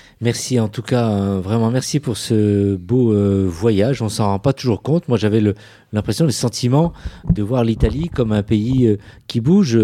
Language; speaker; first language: French; native; French